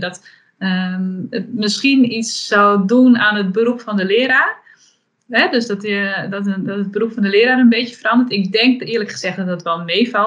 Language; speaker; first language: Dutch; native; Dutch